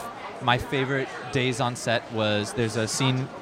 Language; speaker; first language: English; native; English